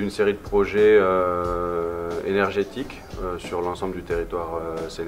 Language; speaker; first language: French; non-native, fluent; Spanish